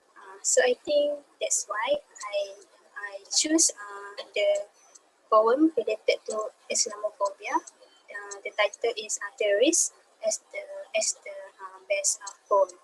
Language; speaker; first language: English; non-native, local second language; Malay